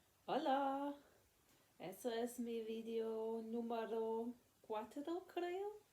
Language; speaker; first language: Spanish; non-native, learner; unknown